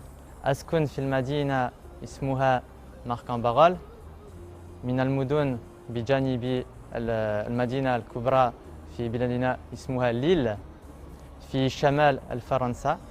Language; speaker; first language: Arabic; non-native, learner; French